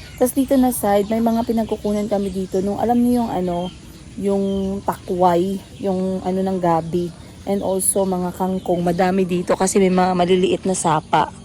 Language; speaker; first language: Filipino; non-native, local second language; Hiligaynon